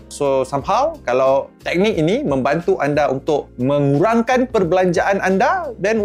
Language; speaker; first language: Malay; native; Malay